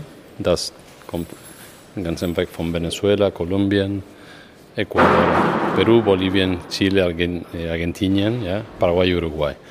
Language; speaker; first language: German; non-native, fluent; Spanish